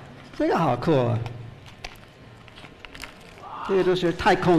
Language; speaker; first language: Chinese; non-native, fluent; English